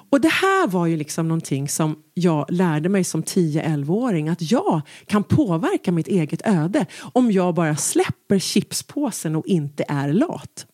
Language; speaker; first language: Swedish; native; Swedish